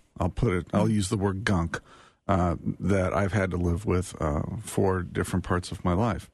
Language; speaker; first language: English; native; English